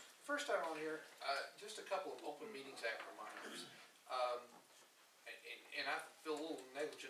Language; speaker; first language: English; native; English